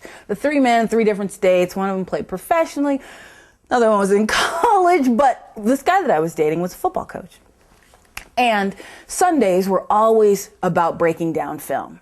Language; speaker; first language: English; native; English